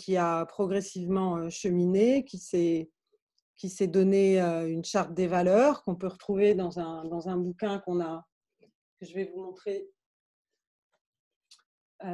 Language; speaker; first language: French; native; French